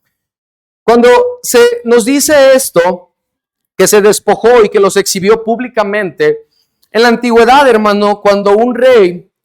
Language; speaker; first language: Spanish; native; Spanish